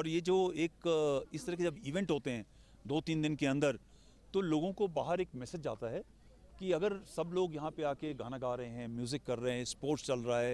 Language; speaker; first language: Hindi; native; Hindi